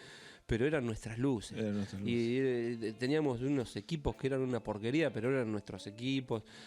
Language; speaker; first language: Spanish; native; Spanish